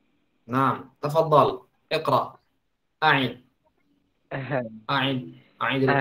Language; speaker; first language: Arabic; non-native, fluent; Indonesian